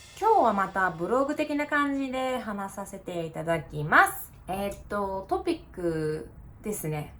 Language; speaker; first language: Japanese; non-native, fluent; English